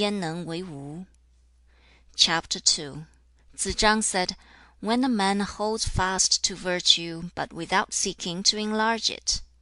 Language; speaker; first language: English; non-native, fluent; Chinese